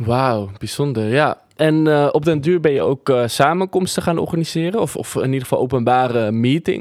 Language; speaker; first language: Dutch; native; Dutch